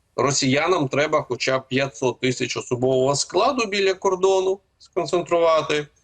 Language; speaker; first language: Ukrainian; native; Ukrainian